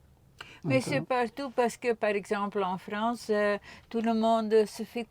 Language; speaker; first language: French; non-native, local second language; Dutch